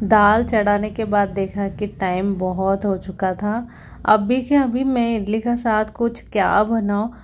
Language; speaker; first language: Hindi; non-native, local second language; Telugu